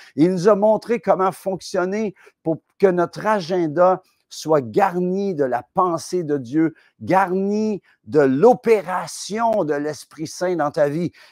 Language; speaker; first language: French; native; French